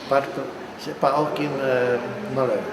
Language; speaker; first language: French; non-native, fluent; Czech